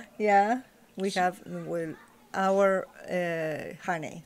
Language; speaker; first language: English; non-native, learner; Spanish